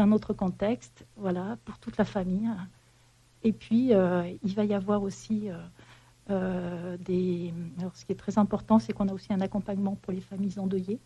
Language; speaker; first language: French; native; French